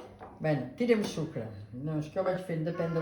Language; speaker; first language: Catalan; native; Catalan